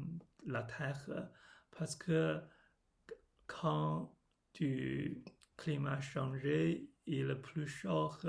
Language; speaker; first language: French; non-native, learner; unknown